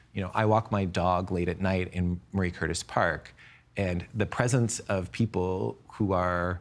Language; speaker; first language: English; native; English